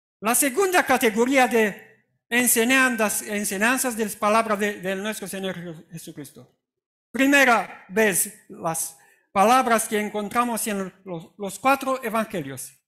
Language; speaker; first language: Spanish; non-native, fluent; Romanian